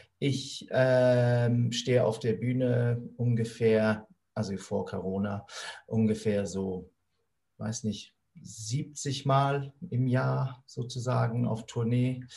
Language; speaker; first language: German; non-native, fluent; English